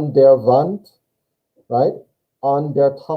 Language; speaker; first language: German; non-native, fluent; English